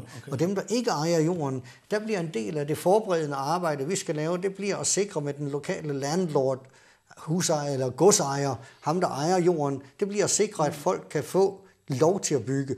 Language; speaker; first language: Danish; native; Danish